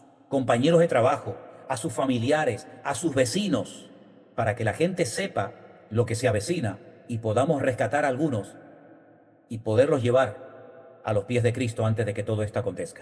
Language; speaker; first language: Spanish; native; Spanish